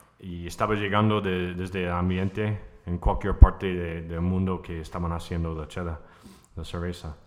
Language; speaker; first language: Spanish; non-native, fluent; English